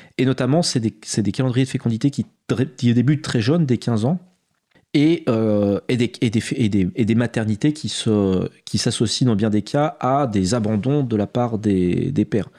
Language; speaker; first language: French; native; French